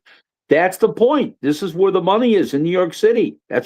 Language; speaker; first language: English; native; English